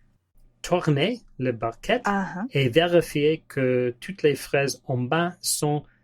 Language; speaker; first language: French; non-native, learner; English